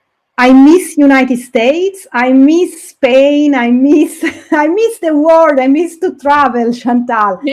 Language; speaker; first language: English; non-native, fluent; Italian